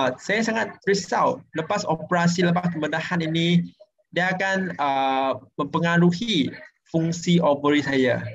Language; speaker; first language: Malay; non-native, local second language; Chinese